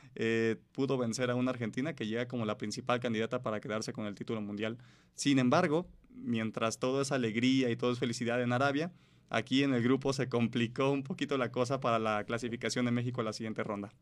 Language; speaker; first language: Spanish; native; Spanish